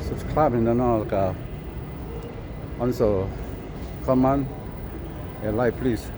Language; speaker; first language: English; non-native, learner; Lao